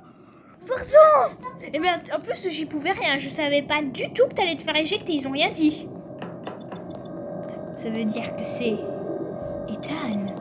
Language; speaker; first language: French; native; French